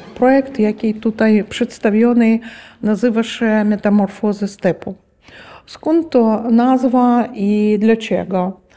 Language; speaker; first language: Polish; non-native, learner; Ukrainian